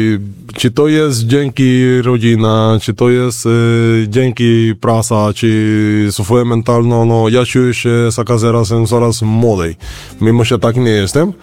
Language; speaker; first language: Polish; non-native, learner; Spanish